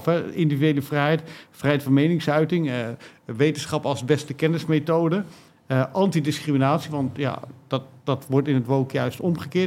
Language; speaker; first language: Dutch; native; Dutch